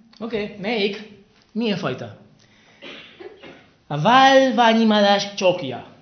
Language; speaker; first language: Hungarian; non-native, learner; Spanish